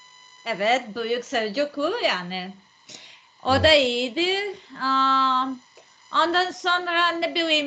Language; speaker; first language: Turkish; non-native, learner; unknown